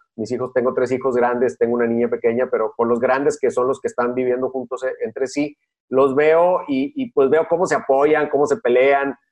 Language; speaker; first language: Spanish; native; Spanish